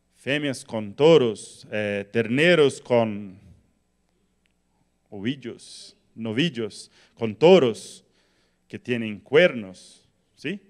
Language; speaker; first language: Spanish; non-native, learner; Portuguese